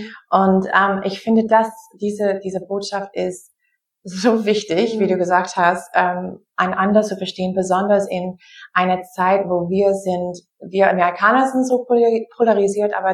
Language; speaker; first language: German; non-native, fluent; English